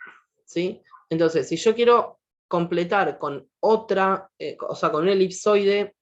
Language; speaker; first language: Spanish; native; Spanish